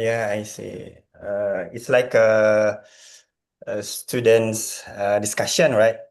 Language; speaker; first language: English; non-native, fluent; Indonesian